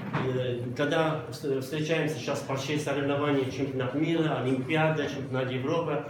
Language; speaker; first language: Russian; non-native, local second language; Armenian